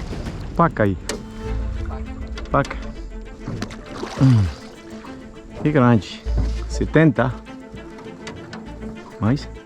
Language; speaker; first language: Portuguese; non-native, learner; French